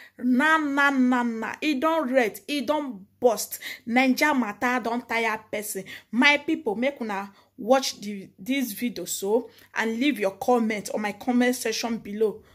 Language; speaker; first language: Nigerian Pidgin; non-native, local second language; Igbo